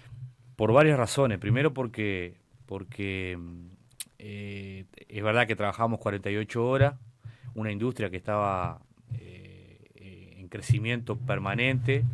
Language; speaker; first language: Spanish; native; Spanish